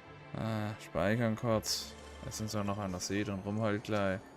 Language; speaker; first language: German; native; German